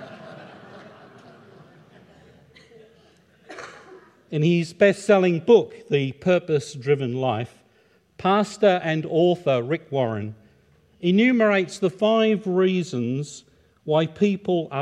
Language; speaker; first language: English; native; English